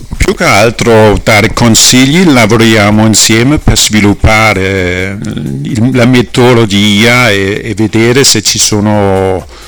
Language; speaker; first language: Italian; non-native, fluent; Danish